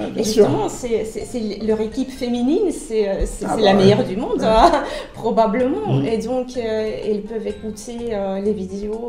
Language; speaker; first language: French; non-native, fluent; Finnish